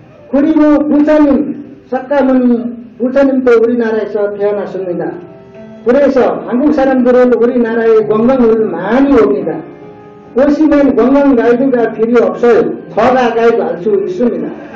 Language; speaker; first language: Korean; non-native, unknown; Nepali